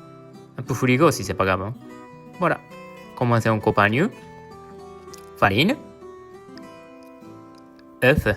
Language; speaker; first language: French; non-native, learner; Japanese